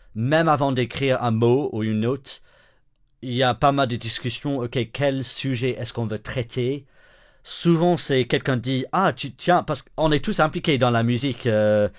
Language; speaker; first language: French; non-native, fluent; English